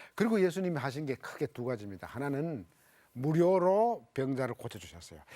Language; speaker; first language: Korean; native; Korean